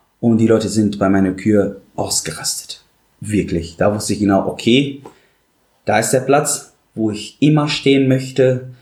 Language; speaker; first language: German; non-native, fluent; Arabic